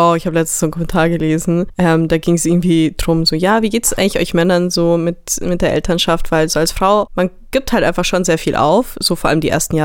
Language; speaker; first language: German; native; German